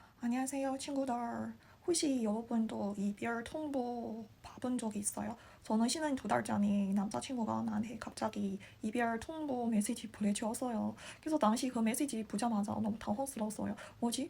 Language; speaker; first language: Korean; non-native, learner; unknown